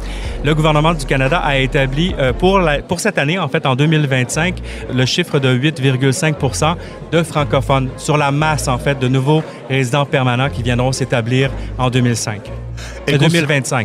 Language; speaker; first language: French; native; French